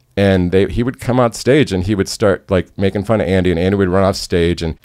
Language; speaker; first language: English; native; English